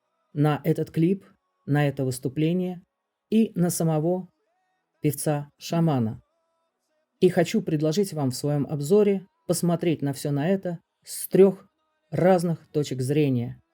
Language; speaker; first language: Russian; native; Russian